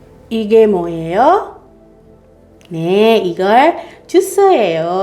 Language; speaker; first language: Korean; non-native, fluent; Indonesian